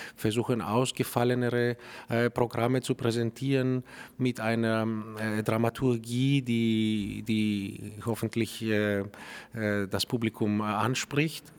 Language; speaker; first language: German; non-native, fluent; Greek